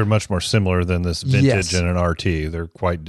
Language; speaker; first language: English; native; English